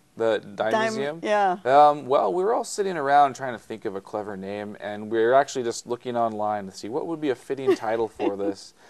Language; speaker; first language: English; native; English